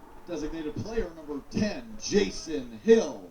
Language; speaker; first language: English; native; English